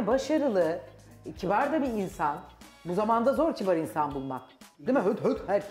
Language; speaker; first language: Turkish; native; Turkish